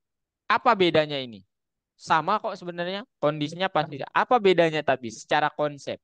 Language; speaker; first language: Indonesian; native; Indonesian